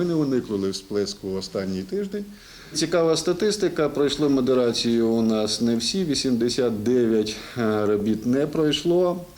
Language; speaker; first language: Ukrainian; native; Ukrainian